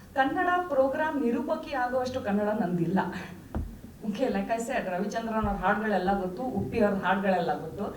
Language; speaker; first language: Kannada; non-native, local second language; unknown